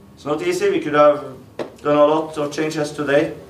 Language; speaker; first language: English; non-native, fluent; Norwegian